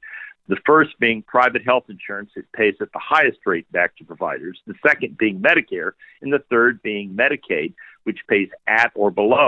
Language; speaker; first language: English; native; English